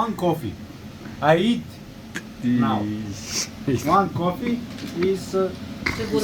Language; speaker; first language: English; non-native, learner; Bulgarian